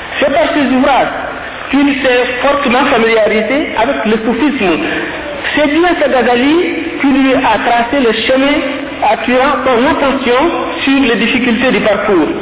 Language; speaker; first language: French; non-native, local second language; Wolof